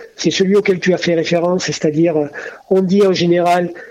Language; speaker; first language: French; native; French